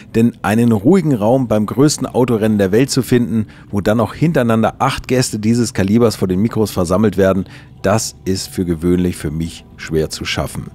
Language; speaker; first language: German; native; German